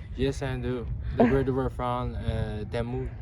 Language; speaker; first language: English; non-native, fluent; Chinese